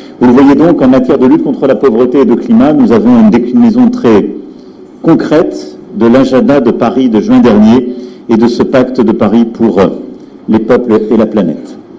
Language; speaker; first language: French; native; French